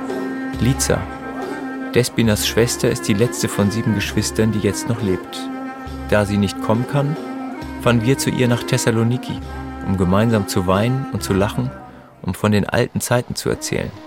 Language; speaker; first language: German; native; German